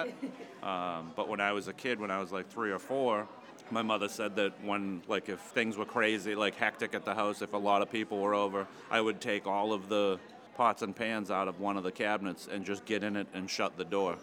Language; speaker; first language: English; native; English